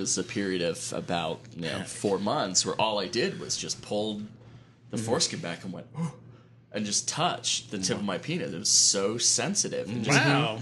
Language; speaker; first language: English; native; English